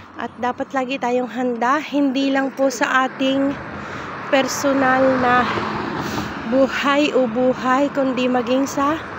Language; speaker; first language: Filipino; native; Filipino